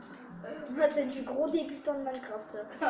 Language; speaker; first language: French; native; French